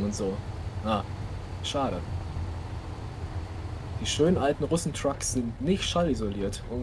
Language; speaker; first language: German; native; German